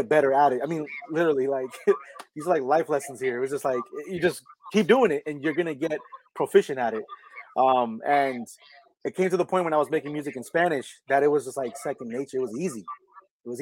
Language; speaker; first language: English; early bilingual, other home language; Spanish